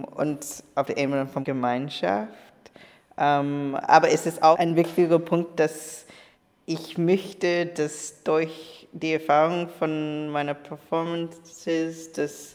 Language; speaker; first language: German; non-native, learner; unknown